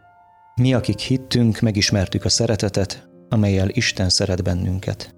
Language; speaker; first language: Hungarian; native; Hungarian